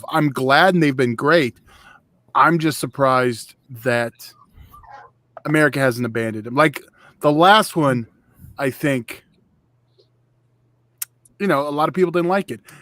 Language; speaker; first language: English; native; English